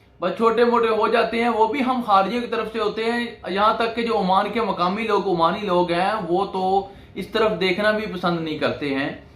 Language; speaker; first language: Urdu; non-native, local second language; Punjabi